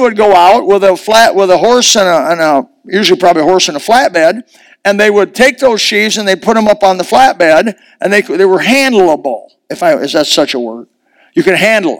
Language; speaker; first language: English; native; English